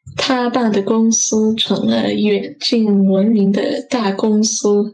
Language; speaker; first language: Chinese; non-native, learner; English